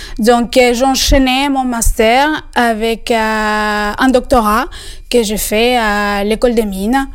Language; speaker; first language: French; non-native, fluent; Spanish